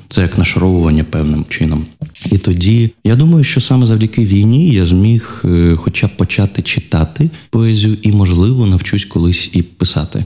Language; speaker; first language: Ukrainian; non-native, local second language; Russian